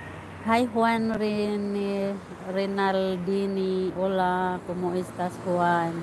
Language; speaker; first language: Spanish; non-native, learner; Filipino